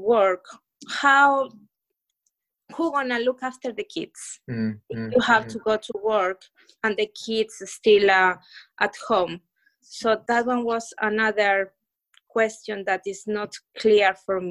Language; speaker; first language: English; non-native, fluent; Spanish